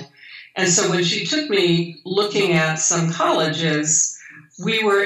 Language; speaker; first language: English; native; English